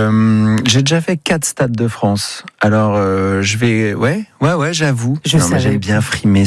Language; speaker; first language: French; native; French